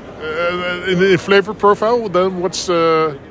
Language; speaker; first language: English; non-native, fluent; Dutch